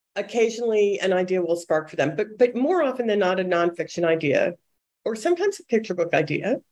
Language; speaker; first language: English; native; English